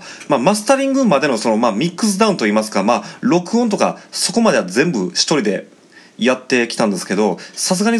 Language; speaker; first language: Japanese; native; Japanese